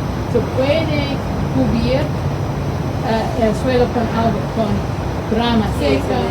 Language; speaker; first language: Spanish; non-native, learner; English